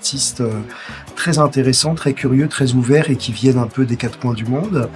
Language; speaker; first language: French; native; French